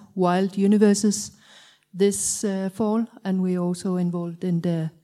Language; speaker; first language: English; non-native, fluent; Danish